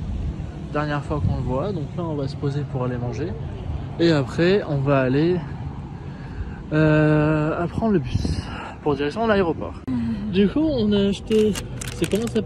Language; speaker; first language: French; native; French